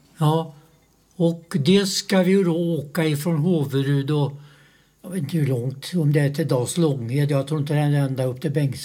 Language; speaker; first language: Swedish; native; Swedish